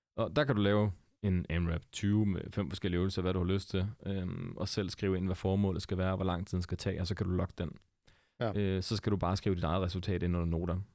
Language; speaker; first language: Danish; native; Danish